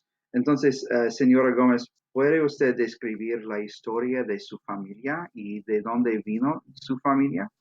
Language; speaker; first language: Spanish; non-native, fluent; English